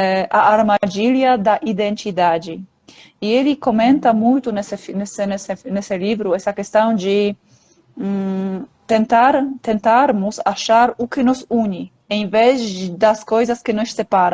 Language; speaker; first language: Portuguese; non-native, fluent; Polish